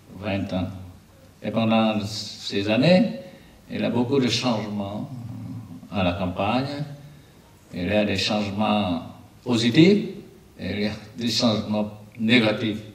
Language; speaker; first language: French; non-native, learner; Vietnamese